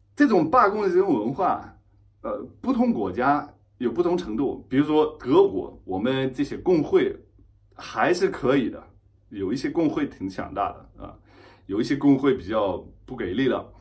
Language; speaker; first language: Chinese; non-native, fluent; German